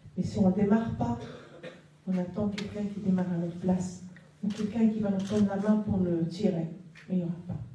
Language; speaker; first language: French; non-native, local second language; Arabic